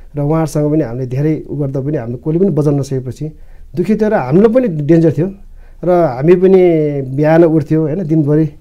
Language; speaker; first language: Nepali; non-native, local second language; Eastern Tamang